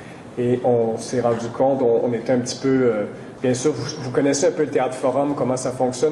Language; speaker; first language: French; native; French